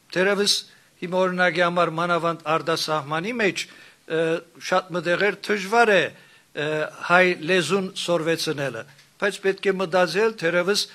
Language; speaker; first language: Armenian; native; Armenian